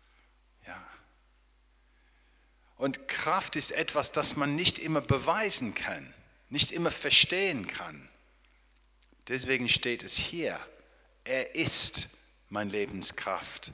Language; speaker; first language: German; non-native, fluent; English